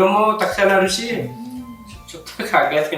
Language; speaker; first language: Japanese; non-native, fluent; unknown